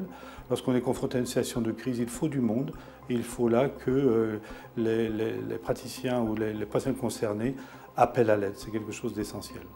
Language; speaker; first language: French; native; French